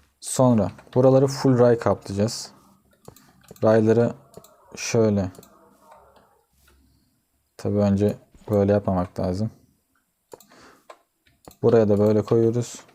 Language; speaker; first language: Turkish; native; Turkish